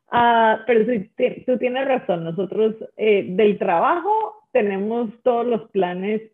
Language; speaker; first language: Spanish; native; Spanish